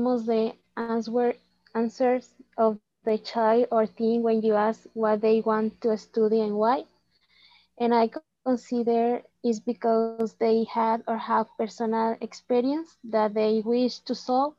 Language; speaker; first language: English; non-native, fluent; Spanish